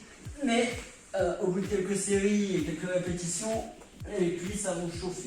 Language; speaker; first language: French; native; French